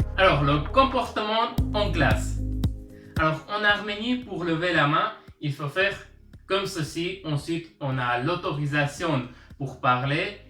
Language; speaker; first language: French; early bilingual, other home language; Armenian